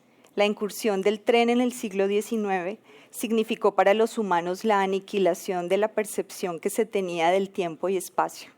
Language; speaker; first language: Spanish; native; Spanish